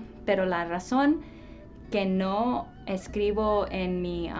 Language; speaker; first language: Spanish; early bilingual, heritage; English